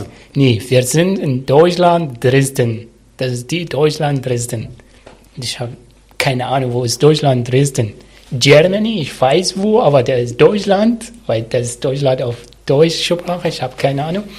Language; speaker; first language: German; non-native, learner; Arabic